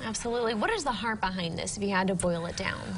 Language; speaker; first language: English; native; English